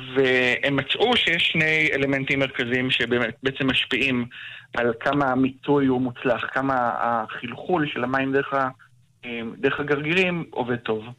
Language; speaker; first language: Hebrew; native; Hebrew